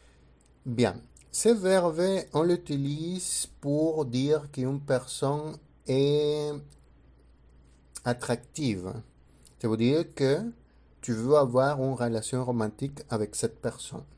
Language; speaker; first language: French; non-native, fluent; Spanish